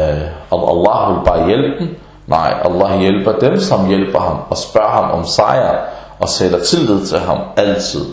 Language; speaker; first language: Danish; early bilingual, other home language; Arabic